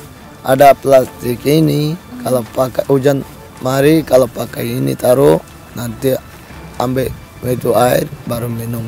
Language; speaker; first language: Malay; non-native, learner; Rohingya